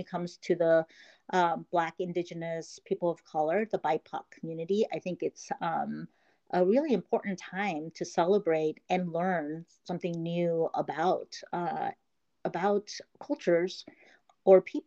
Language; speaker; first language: English; early bilingual, other home language; Korean